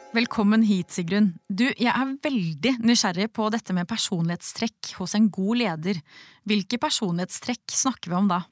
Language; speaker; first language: Norwegian; native; Norwegian